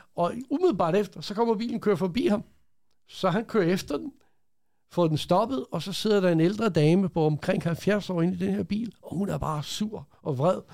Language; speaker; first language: Danish; early bilingual, other home language; Croatian